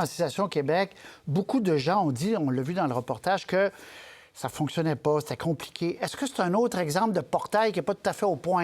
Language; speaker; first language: French; native; French